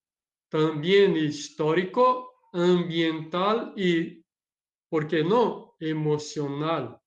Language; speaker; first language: Spanish; non-native, learner; Portuguese